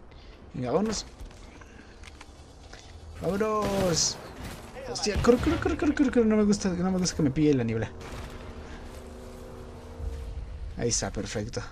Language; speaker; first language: Spanish; native; Spanish